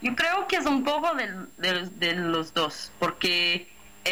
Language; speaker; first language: Spanish; non-native, fluent; Portuguese